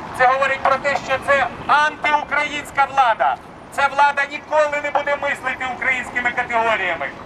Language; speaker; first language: Ukrainian; native; Ukrainian